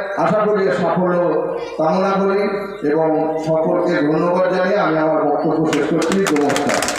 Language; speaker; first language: Bangla; native; Bangla